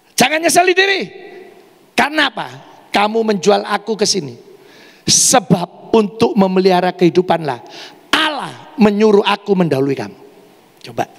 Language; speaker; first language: Indonesian; native; Indonesian